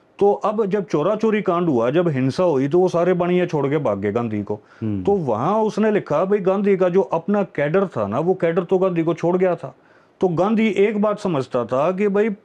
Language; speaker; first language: Hindi; native; Hindi